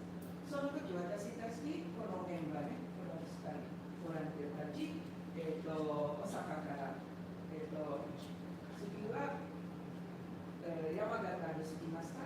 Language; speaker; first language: Japanese; non-native, learner; Indonesian